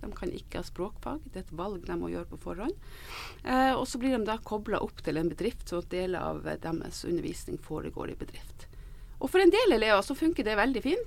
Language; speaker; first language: Norwegian; native; Norwegian